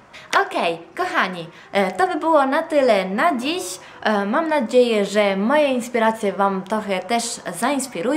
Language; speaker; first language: Polish; non-native, fluent; Italian